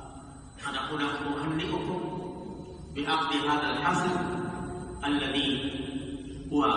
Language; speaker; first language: Arabic; non-native, fluent; Urdu